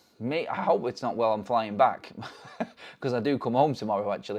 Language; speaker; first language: English; native; English